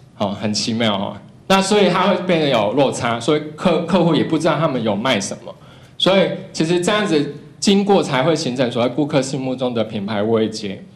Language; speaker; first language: Chinese; non-native, local second language; Cantonese